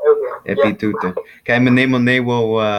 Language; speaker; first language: Greek; non-native, learner; English